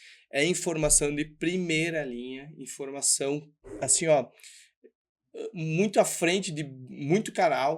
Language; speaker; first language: Portuguese; native; Portuguese